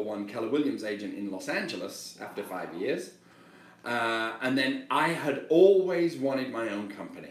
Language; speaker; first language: English; native; English